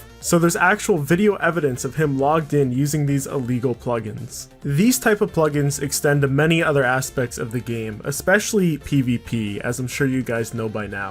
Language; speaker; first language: English; native; English